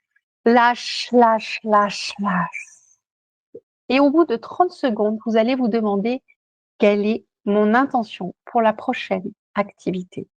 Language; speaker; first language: French; native; French